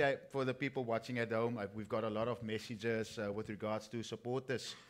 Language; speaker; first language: English; non-native, local second language; Afrikaans